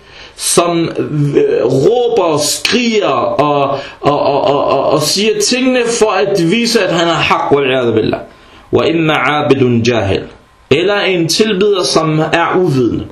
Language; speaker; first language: Danish; early bilingual, other home language; Arabic